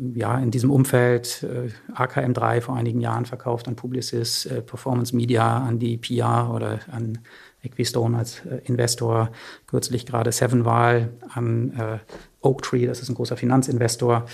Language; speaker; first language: German; native; German